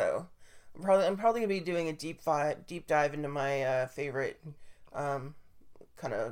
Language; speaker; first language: English; native; English